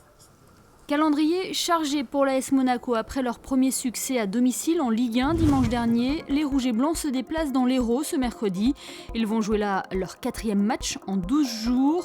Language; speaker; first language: French; native; French